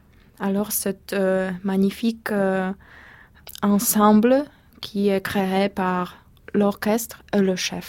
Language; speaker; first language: French; non-native, fluent; Polish